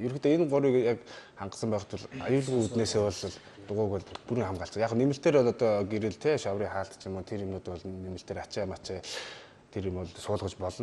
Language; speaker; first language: Mongolian; native; Mongolian